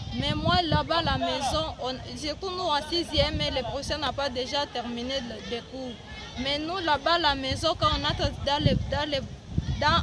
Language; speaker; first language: French; non-native, learner; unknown